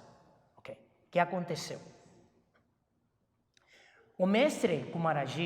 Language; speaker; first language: Portuguese; non-native, fluent; Chinese